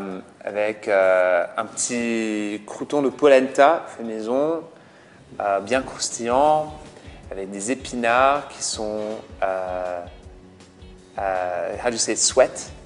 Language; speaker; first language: French; non-native, fluent; English